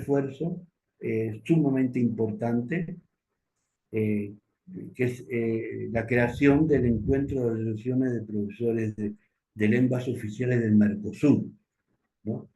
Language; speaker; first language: Spanish; native; Spanish